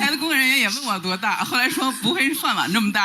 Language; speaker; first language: Chinese; native; Chinese